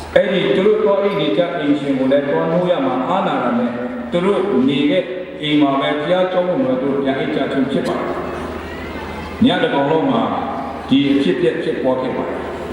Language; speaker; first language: Burmese; non-native, local second language; Kachin